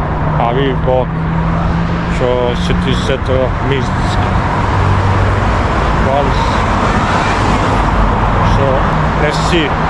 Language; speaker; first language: English; non-native, learner; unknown